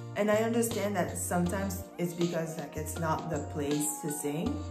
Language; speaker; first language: English; non-native, fluent; French